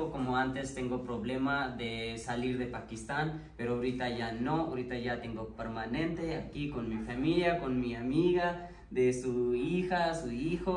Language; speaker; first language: Spanish; non-native, learner; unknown